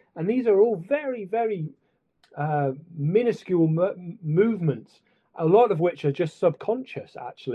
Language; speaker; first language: English; native; English